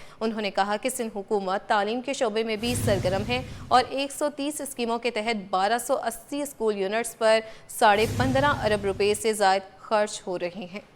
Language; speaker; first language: Urdu; native; Urdu